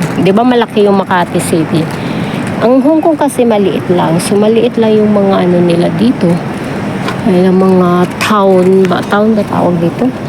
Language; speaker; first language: Filipino; non-native, local second language; Cebuano